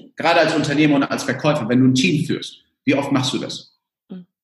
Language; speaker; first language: German; early bilingual, other home language; Spanish